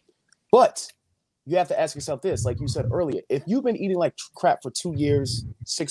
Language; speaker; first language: English; native; English